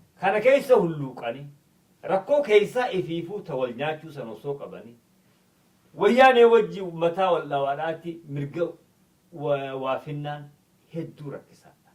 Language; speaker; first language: Oromo; native; Oromo